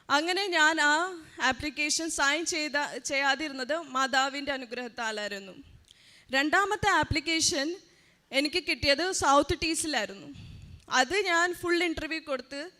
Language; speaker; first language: Malayalam; early bilingual, heritage; Malayalam